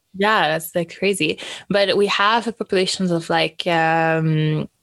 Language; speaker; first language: English; non-native, fluent; French